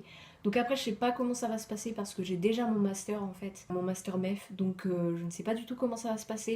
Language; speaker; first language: French; native; French